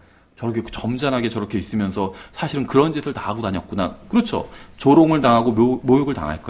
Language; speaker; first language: Korean; native; Korean